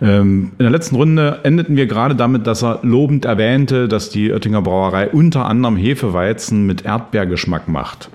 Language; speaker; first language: German; native; German